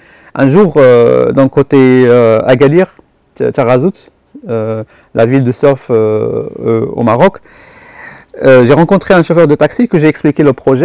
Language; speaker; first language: French; non-native, local second language; Arabic